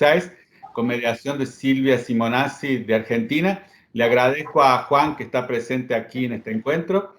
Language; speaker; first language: Spanish; native; Spanish